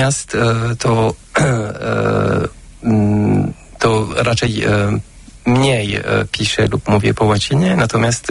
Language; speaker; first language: Polish; non-native, fluent; French